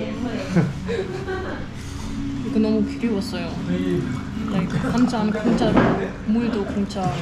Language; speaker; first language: Korean; non-native, fluent; German